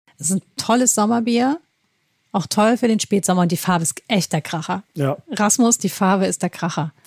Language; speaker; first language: German; native; German